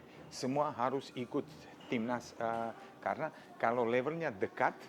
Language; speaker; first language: Indonesian; non-native, fluent; Serbian